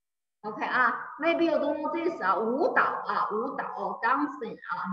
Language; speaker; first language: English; non-native, learner; Chinese